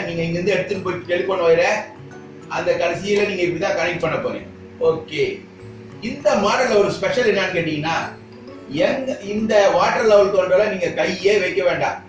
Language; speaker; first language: Tamil; native; Tamil